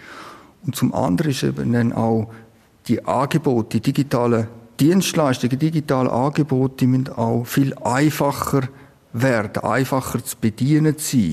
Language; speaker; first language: German; native; German